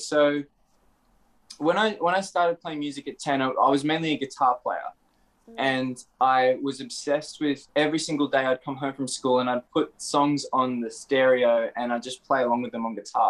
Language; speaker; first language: English; native; English